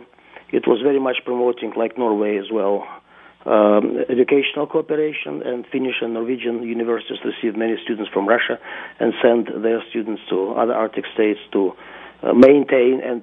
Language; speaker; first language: English; non-native, fluent; Russian